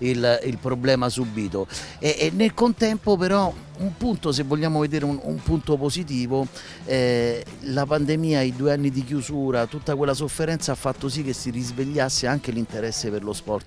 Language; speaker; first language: Italian; native; Italian